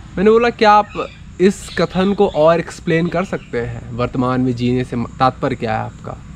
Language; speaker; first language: Hindi; native; Hindi